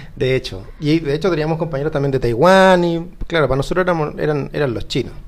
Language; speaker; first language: Spanish; native; Spanish